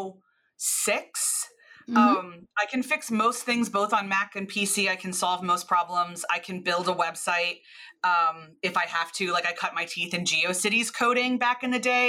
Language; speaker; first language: English; native; English